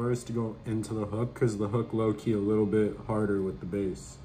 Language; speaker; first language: English; native; English